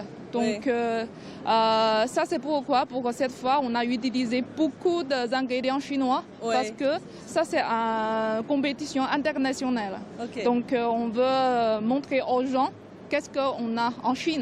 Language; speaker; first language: French; non-native, learner; Chinese